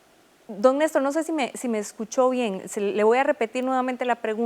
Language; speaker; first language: Spanish; native; Spanish